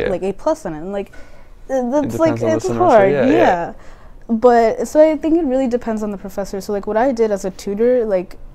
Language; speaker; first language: English; native; English